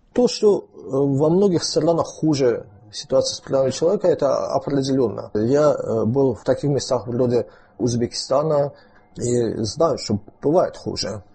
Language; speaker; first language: Russian; non-native, local second language; Azerbaijani